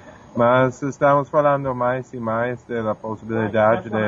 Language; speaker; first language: Portuguese; non-native, fluent; English